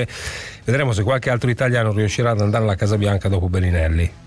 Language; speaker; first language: Italian; native; Italian